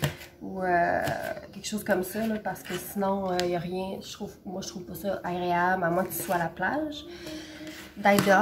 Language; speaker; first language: French; native; French